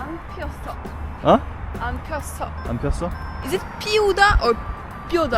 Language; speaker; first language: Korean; non-native, learner; French